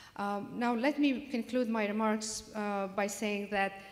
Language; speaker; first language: English; non-native, fluent; Persian